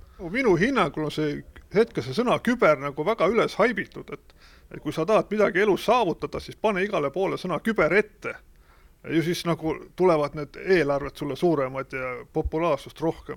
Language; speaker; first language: Estonian; native; Estonian